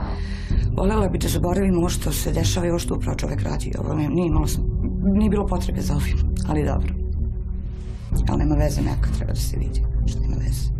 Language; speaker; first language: Bosnian; native; Bosnian